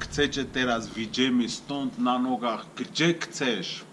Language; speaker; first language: Polish; non-native, fluent; Armenian